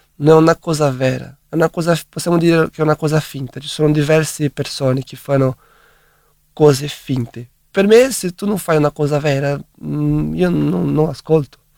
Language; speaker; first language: Italian; non-native, fluent; Portuguese